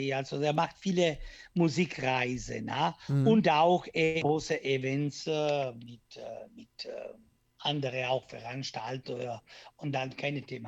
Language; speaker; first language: German; non-native, learner; Italian